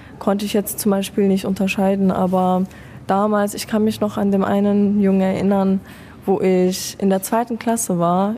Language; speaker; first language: German; early bilingual, other home language; Persian